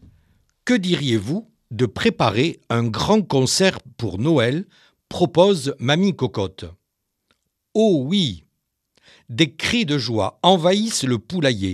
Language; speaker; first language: French; native; French